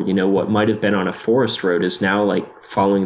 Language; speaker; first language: English; native; English